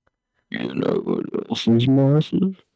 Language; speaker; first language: English; native; English